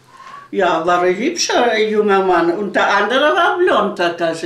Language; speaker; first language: German; early bilingual, heritage; German